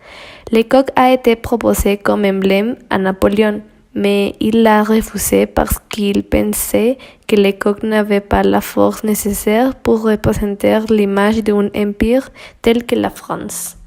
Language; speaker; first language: French; non-native, learner; Spanish